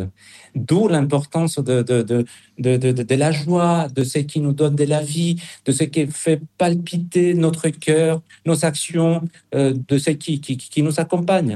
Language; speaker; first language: French; non-native, fluent; Spanish